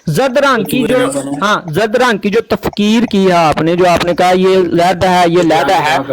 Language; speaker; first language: Urdu; non-native, local second language; Punjabi